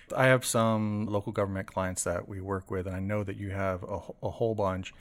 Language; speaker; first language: English; native; English